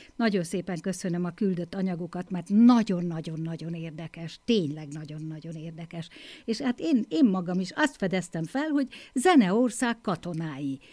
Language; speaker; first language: Hungarian; native; Hungarian